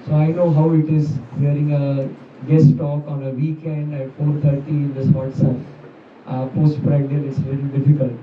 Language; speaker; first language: English; non-native, local second language; Marathi